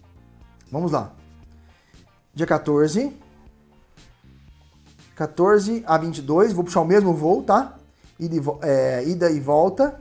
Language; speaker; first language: Portuguese; native; Portuguese